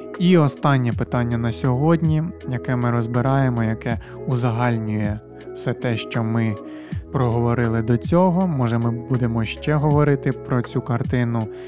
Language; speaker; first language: Ukrainian; native; Ukrainian